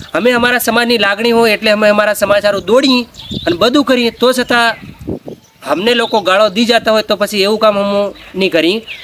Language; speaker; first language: Gujarati; non-native, local second language; Bhili